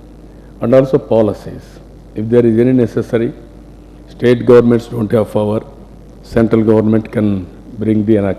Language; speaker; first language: English; non-native, local second language; Telugu